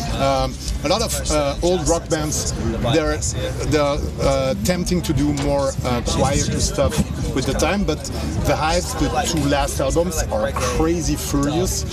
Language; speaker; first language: English; non-native, fluent; French